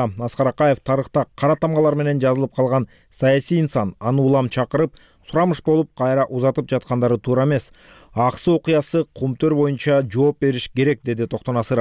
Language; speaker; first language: Kyrgyz; native; Kyrgyz